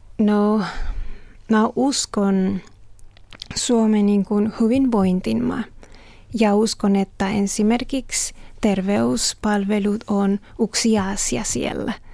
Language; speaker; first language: Finnish; non-native, learner; Spanish